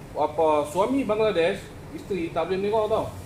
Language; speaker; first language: Malay; native; Malay